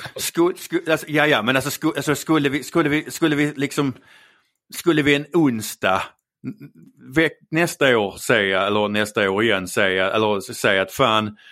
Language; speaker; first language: Swedish; native; Swedish